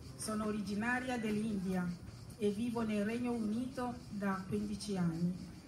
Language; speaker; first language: Italian; non-native, fluent; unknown